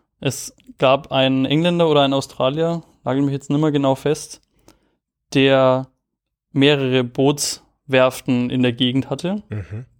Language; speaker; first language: German; native; German